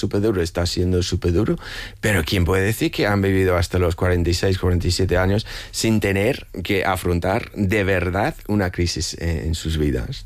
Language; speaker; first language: Spanish; non-native, fluent; English